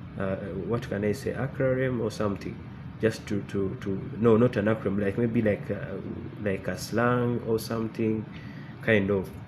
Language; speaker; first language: English; non-native, local second language; Ganda